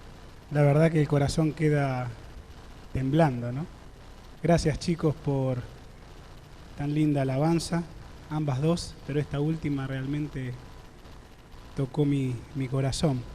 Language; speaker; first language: Spanish; native; Spanish